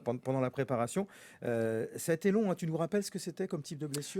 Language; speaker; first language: French; native; French